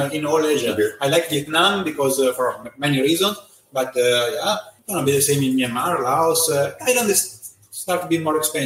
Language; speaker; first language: English; non-native, fluent; Italian